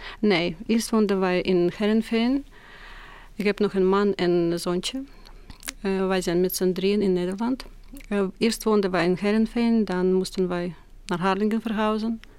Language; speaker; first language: Dutch; non-native, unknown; Russian